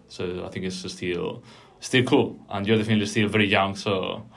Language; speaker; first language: English; non-native, fluent; Spanish